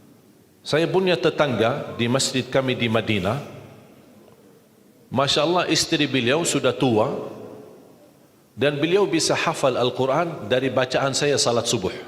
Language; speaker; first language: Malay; non-native, fluent; Arabic